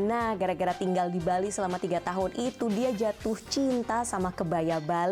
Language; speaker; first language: Indonesian; native; Indonesian